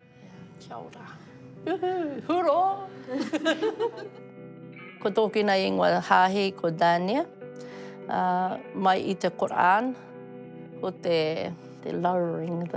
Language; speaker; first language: Māori; non-native, local second language; English